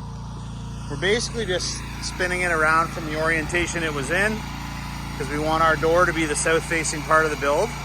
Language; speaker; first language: English; native; English